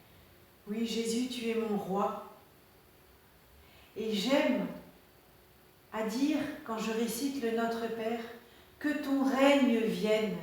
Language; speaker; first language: French; native; French